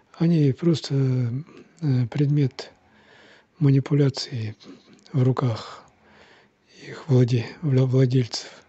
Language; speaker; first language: Russian; non-native, local second language; Kazakh